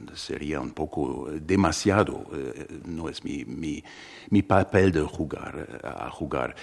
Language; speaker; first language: Spanish; non-native, fluent; German